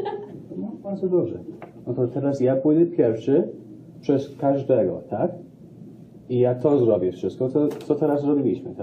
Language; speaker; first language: Polish; non-native, fluent; English